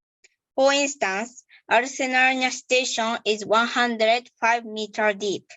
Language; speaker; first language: English; non-native, learner; Japanese